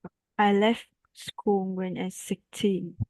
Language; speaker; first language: English; non-native, learner; Vietnamese